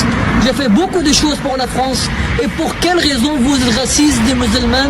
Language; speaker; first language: French; non-native, learner; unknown